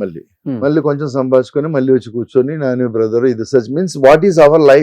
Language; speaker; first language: Telugu; non-native, learner; Malayalam